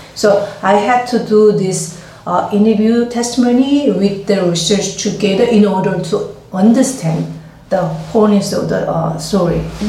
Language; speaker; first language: English; non-native, fluent; Korean